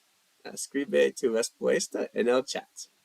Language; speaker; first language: Spanish; non-native, learner; English